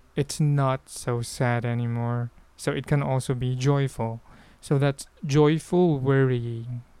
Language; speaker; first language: English; non-native, local second language; Filipino